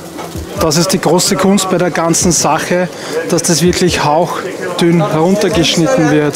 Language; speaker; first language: German; native; German